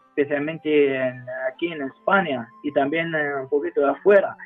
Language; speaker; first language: Spanish; non-native, fluent; Arabic